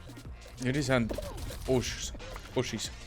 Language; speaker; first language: German; native; German